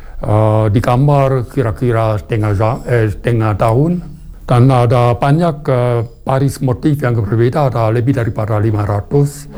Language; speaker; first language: Indonesian; non-native, fluent; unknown